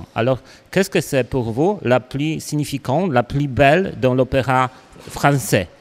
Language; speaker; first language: French; non-native, learner; Polish